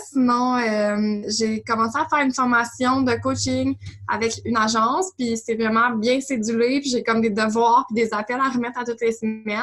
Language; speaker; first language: French; native; French